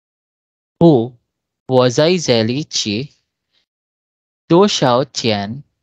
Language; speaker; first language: Chinese; non-native, learner; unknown